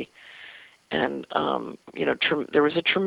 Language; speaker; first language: English; native; English